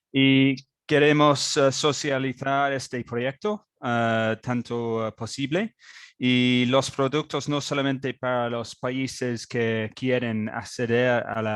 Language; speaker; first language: Spanish; non-native, learner; English